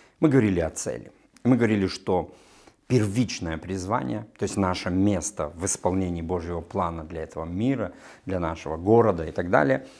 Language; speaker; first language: Russian; native; Russian